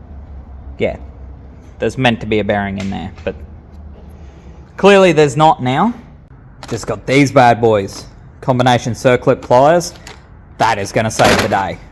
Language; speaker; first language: English; native; English